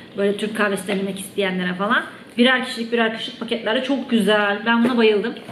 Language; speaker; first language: Turkish; native; Turkish